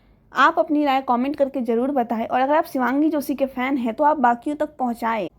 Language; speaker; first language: Hindi; native; Hindi